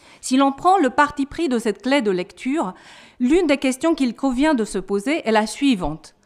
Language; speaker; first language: French; non-native, fluent; Romanian